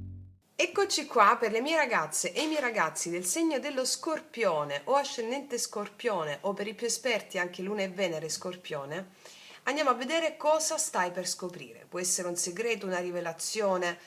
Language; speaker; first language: Italian; native; Italian